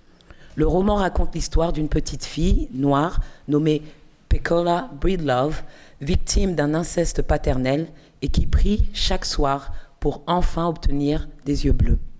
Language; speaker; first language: French; native; French